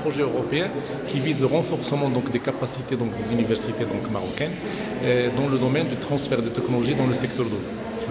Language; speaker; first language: French; non-native, local second language; Arabic